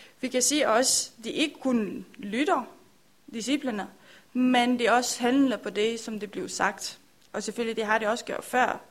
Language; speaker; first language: Danish; non-native, learner; Romanian